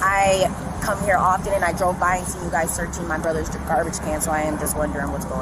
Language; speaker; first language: English; native; English